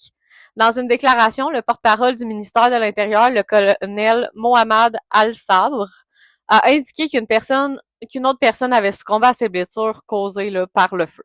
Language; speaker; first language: French; native; French